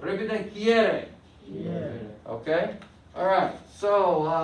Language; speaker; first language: Spanish; non-native, fluent; English